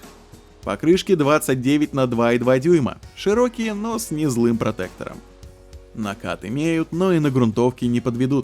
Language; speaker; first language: Russian; native; Russian